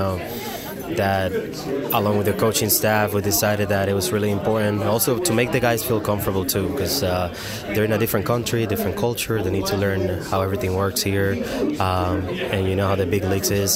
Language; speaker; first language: English; non-native, fluent; Spanish